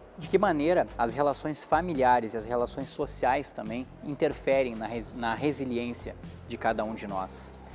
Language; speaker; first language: Portuguese; native; Portuguese